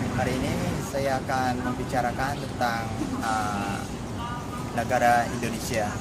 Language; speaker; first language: Indonesian; non-native, learner; Thai